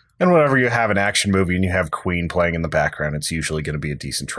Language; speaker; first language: English; native; English